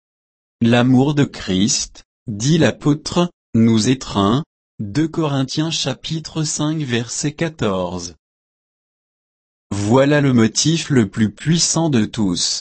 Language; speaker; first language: French; native; French